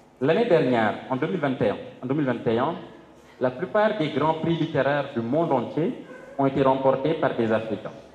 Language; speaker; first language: French; non-native, local second language; Serer